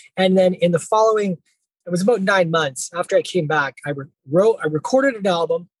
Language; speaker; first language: English; native; English